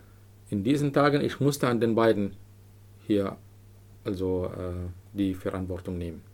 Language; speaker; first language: German; non-native, learner; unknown